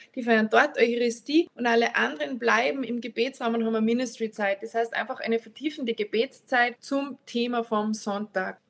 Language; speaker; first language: German; native; German